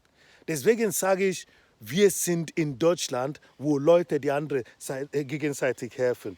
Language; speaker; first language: German; non-native, fluent; Igbo